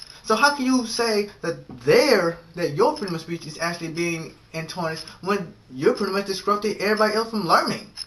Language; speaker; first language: English; native; English